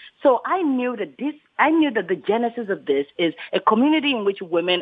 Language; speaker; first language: English; non-native, local second language; Yoruba